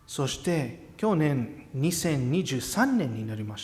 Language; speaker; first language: Japanese; non-native, fluent; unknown